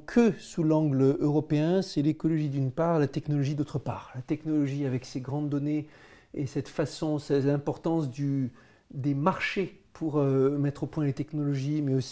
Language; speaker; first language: French; native; French